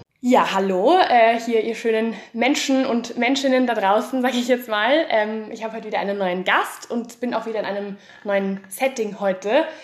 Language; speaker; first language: German; native; German